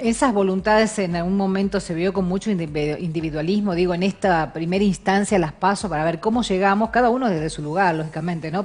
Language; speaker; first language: Spanish; native; Spanish